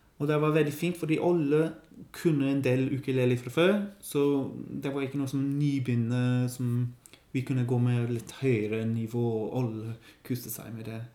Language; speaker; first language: Norwegian; non-native, learner; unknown